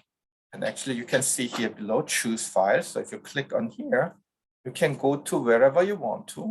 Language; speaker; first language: English; non-native, fluent; Korean